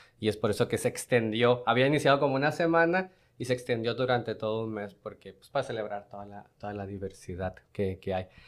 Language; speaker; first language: Spanish; native; Spanish